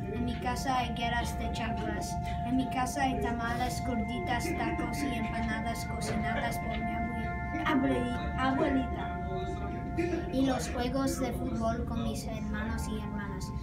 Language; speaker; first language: Spanish; early bilingual, heritage; Spanish